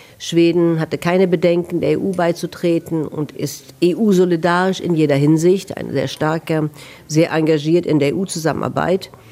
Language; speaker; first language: German; native; German